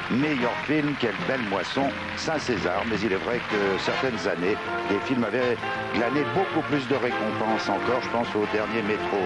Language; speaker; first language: French; native; French